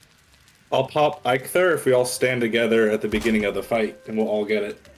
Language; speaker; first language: English; native; English